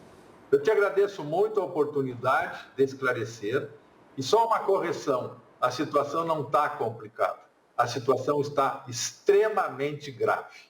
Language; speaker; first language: Portuguese; native; Portuguese